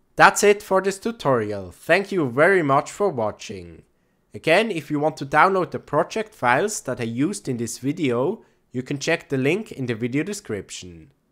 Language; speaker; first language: English; non-native, fluent; German